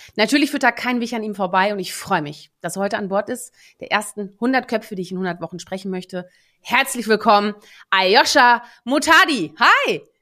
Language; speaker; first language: German; early bilingual, other home language; Dutch